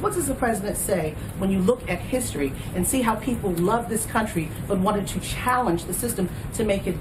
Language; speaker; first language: English; native; English